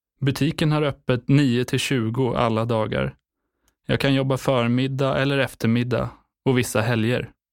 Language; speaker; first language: Swedish; non-native, fluent; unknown